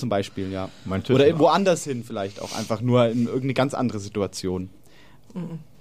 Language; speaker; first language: German; native; German